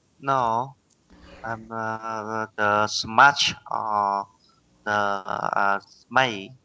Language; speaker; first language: English; non-native, learner; Vietnamese